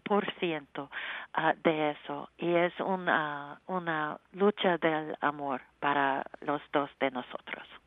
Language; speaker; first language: Spanish; non-native, learner; English